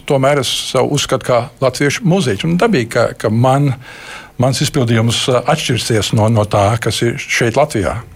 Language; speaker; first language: Latvian; early bilingual, heritage; Latvian